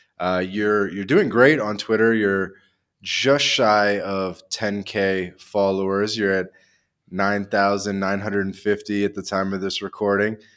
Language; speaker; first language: English; native; English